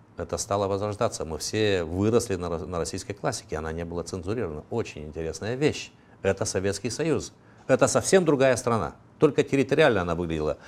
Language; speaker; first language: Russian; non-native, local second language; Romanian